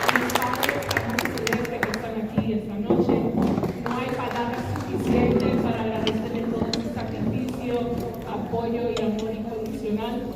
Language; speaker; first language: Spanish; early bilingual, heritage; Spanish